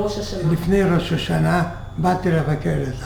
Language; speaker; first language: Hebrew; non-native, fluent; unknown